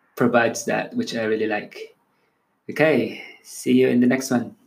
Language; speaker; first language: English; non-native, local second language; Filipino